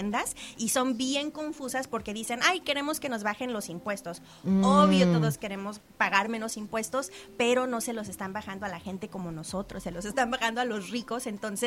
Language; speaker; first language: Spanish; native; Spanish